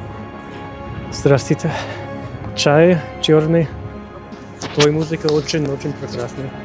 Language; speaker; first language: Russian; non-native, learner; English